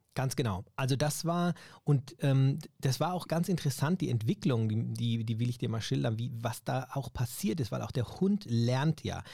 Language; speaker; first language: German; native; German